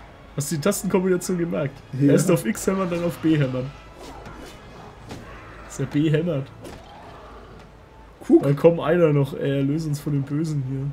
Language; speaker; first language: German; native; German